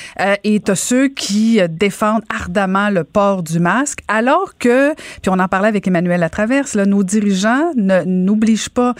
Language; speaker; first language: French; native; French